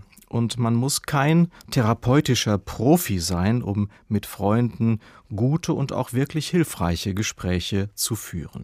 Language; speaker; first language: German; native; German